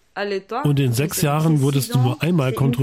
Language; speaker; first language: German; native; German